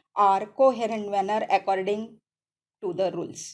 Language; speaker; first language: English; non-native, local second language; Marathi